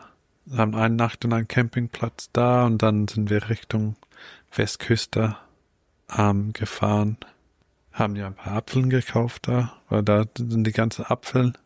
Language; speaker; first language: German; non-native, fluent; English